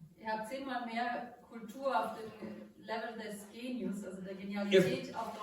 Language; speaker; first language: German; native; German